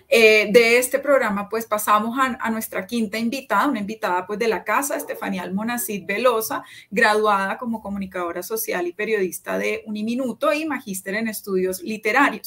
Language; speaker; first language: Spanish; native; Spanish